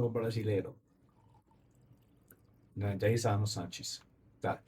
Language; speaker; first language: Portuguese; non-native, learner; English